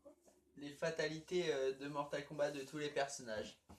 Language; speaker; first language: French; native; French